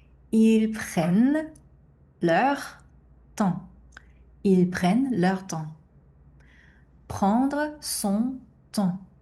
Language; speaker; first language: French; non-native, fluent; Korean